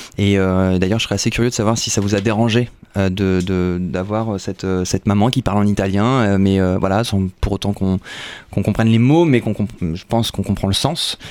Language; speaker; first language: French; native; French